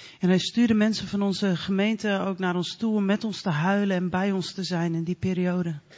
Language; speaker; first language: Dutch; native; Dutch